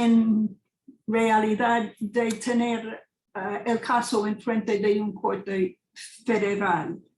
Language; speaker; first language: Spanish; non-native, fluent; English